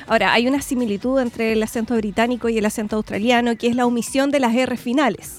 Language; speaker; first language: Spanish; native; Spanish